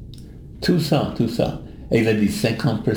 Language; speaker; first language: French; non-native, learner; English